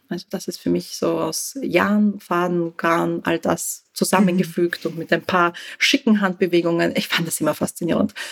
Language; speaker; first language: German; early bilingual, other home language; Russian